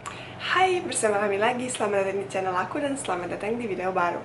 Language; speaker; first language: Indonesian; non-native, fluent; Bosnian